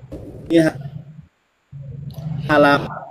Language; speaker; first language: Indonesian; native; Indonesian